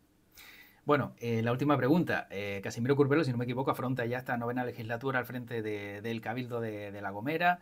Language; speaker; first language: Spanish; native; Spanish